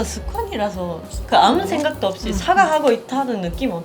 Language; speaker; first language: Korean; non-native, learner; Japanese